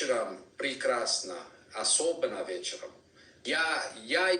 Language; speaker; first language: Russian; non-native, learner; English